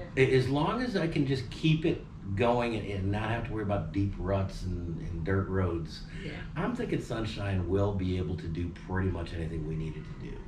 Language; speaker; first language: English; native; English